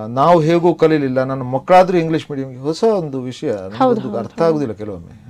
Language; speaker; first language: Kannada; non-native, local second language; Tulu